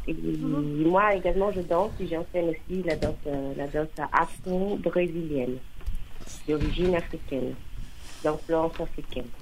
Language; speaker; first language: French; non-native, fluent; Portuguese